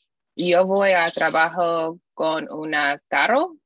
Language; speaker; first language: Spanish; non-native, learner; English